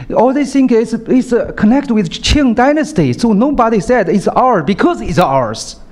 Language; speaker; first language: English; non-native, fluent; Chinese